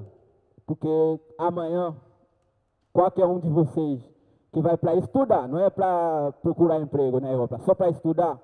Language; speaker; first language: Portuguese; non-native, learner; Haitian Creole